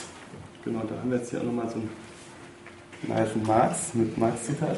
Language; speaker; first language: German; native; German